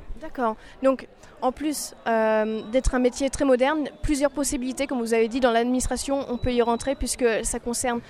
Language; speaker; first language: French; native; French